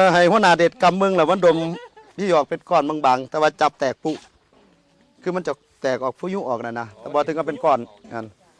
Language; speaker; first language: Thai; native; Thai